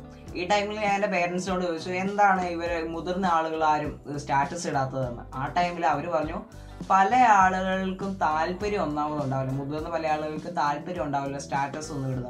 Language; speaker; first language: Malayalam; native; Malayalam